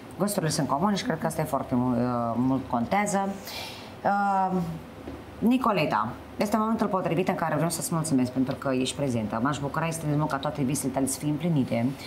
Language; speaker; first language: Romanian; native; Romanian